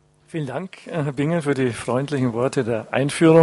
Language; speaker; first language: German; native; German